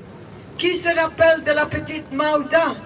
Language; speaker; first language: French; non-native, local second language; Dutch